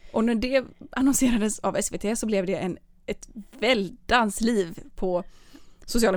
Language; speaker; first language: Swedish; native; Swedish